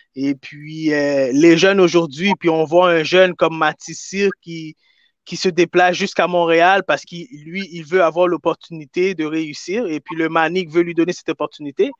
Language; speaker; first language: French; native; French